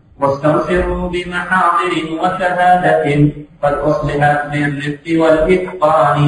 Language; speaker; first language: Arabic; native; Arabic